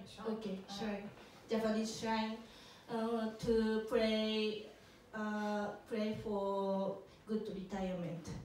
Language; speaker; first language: English; non-native, learner; Japanese